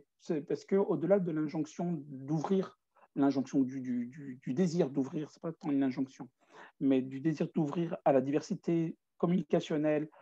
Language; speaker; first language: French; native; French